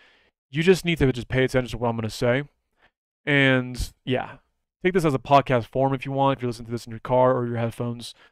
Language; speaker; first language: English; native; English